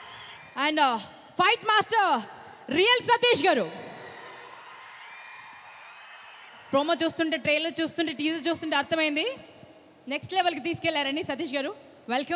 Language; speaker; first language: Telugu; native; Telugu